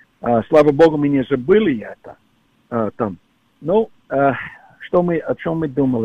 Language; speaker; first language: Russian; non-native, fluent; English